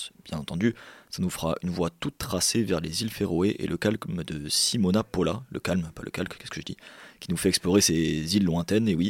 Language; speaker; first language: French; native; French